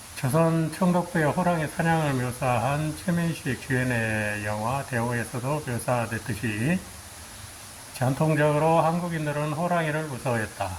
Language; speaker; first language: Korean; native; Korean